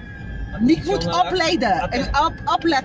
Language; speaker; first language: Dutch; non-native, learner; Spanish